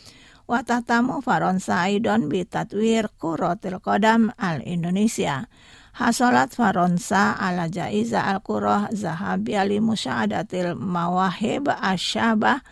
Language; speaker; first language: Arabic; non-native, fluent; Indonesian